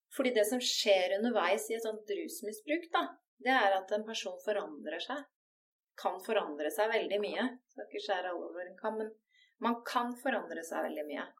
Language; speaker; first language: Norwegian; native; Norwegian